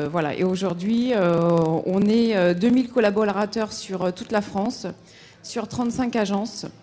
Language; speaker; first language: French; native; French